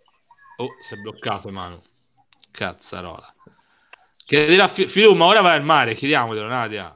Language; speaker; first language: Italian; native; Italian